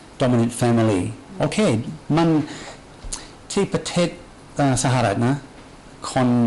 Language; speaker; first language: Thai; non-native, learner; English